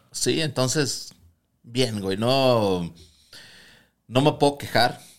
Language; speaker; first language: Spanish; native; Spanish